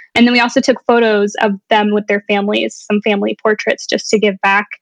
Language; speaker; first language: English; native; English